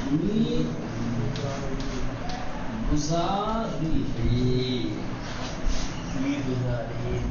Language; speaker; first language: Persian; non-native, fluent; Urdu